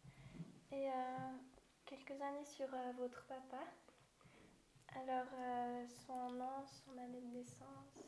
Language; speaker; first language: French; native; French